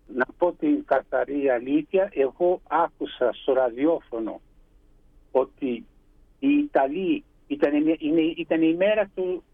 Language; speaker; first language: Greek; early bilingual, heritage; Greek